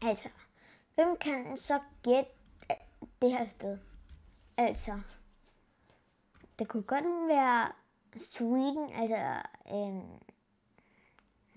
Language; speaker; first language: Danish; early bilingual, other home language; Spanish